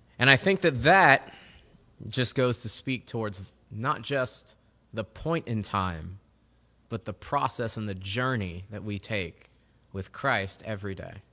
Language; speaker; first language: English; native; English